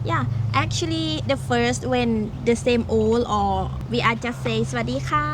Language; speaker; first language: English; non-native, learner; Thai